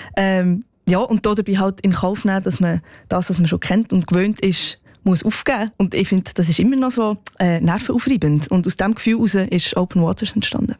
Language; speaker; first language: German; native; German